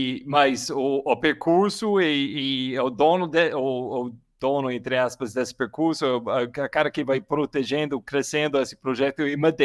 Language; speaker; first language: Portuguese; non-native, learner; English